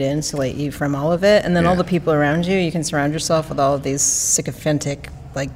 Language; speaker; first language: English; native; English